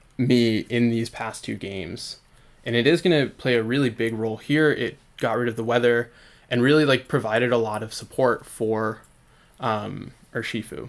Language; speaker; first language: English; native; English